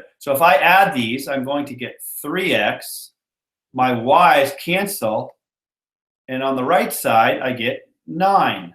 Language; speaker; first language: English; native; English